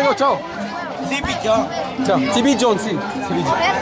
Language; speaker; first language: Spanish; non-native, learner; French